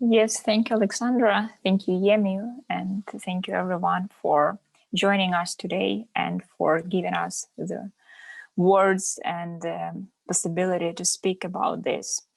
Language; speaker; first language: English; non-native, fluent; Ukrainian